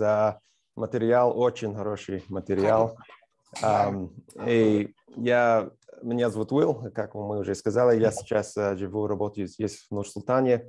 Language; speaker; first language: Russian; non-native, fluent; English